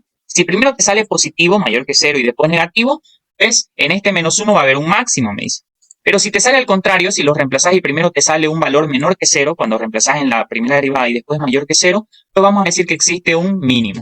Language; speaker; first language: Spanish; native; Spanish